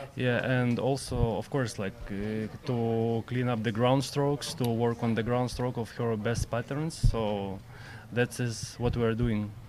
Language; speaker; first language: English; non-native, learner; Ukrainian